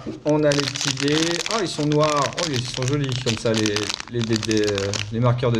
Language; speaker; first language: French; native; French